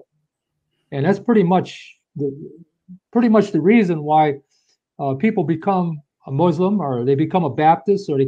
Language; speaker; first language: English; native; English